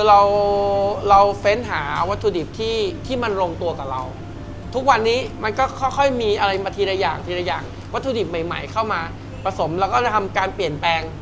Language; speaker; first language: Thai; native; Thai